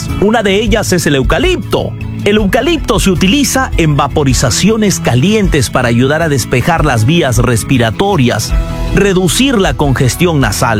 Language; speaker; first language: Spanish; native; Spanish